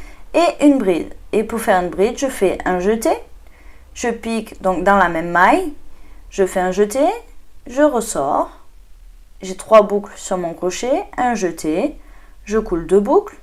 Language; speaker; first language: French; native; French